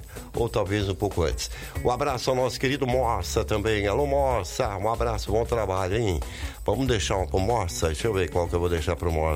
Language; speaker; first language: Portuguese; native; Portuguese